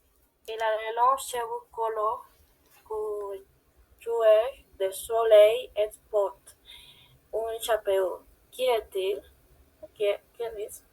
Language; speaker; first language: French; non-native, learner; Spanish